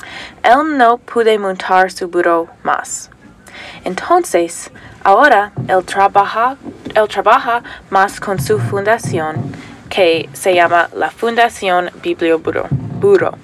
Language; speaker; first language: Spanish; non-native, learner; English